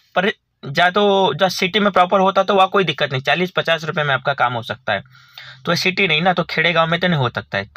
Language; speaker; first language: Hindi; non-native, local second language; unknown